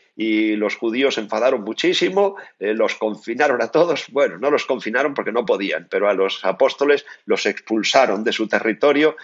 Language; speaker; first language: Spanish; native; Spanish